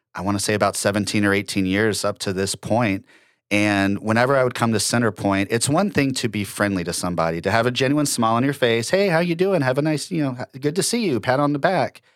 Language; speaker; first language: English; native; English